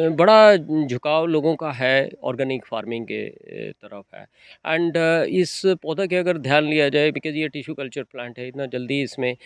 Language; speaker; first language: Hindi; non-native, local second language; Odia